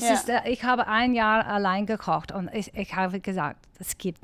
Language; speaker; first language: German; non-native, learner; English